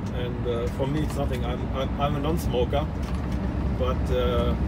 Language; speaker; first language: English; non-native, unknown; German